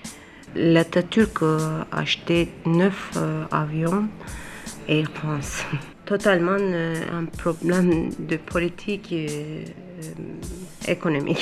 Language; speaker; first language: French; non-native, learner; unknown